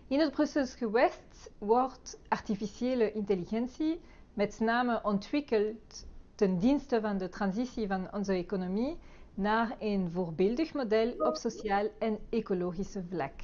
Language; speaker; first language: Dutch; non-native, local second language; French